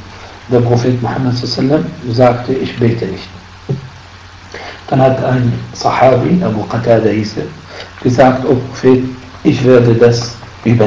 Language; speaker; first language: German; non-native, fluent; Arabic